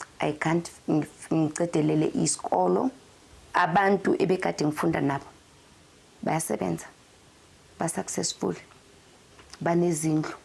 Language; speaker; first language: Zulu; native; Zulu